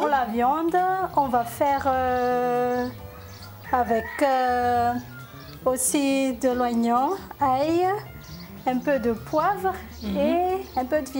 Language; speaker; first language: French; non-native, learner; Malagasy